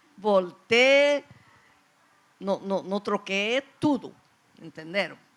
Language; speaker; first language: Portuguese; non-native, fluent; Spanish